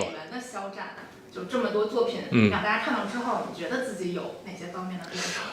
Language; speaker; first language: Chinese; native; Chinese